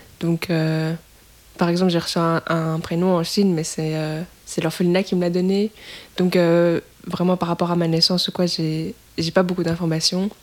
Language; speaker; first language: French; native; French